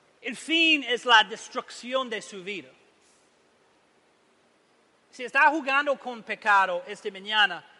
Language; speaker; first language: Spanish; non-native, learner; English